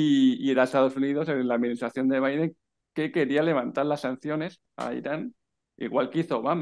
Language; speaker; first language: Spanish; native; Spanish